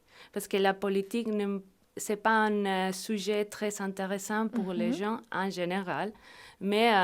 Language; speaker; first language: French; non-native, fluent; Spanish